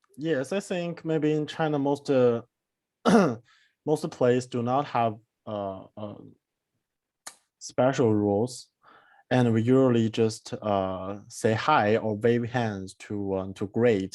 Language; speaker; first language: English; non-native, learner; Chinese